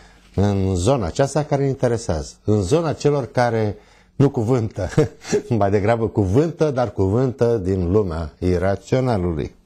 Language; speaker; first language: Romanian; native; Romanian